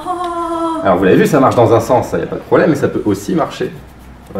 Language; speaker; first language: French; native; French